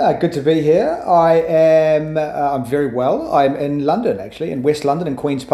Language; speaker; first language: English; native; English